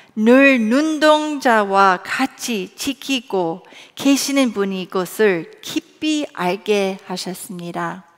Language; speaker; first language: Korean; early bilingual, other home language; English